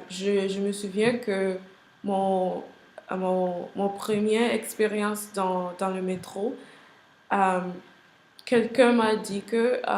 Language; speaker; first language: French; non-native, learner; English